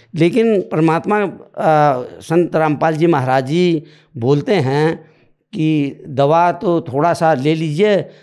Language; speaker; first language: Hindi; native; Hindi